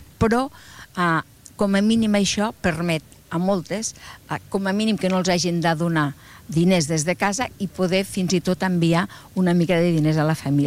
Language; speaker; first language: Catalan; native; Catalan